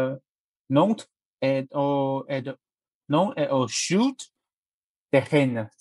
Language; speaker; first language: French; non-native, learner; Chinese